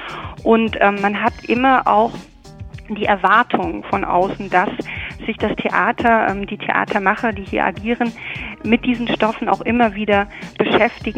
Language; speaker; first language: German; native; German